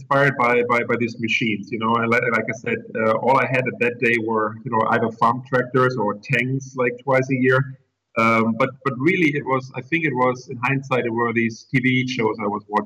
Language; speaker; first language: English; non-native, fluent; German